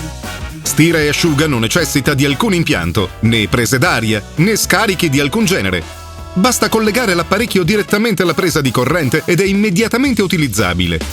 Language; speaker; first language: Italian; native; Italian